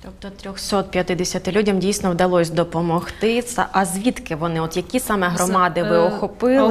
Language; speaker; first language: Ukrainian; native; Ukrainian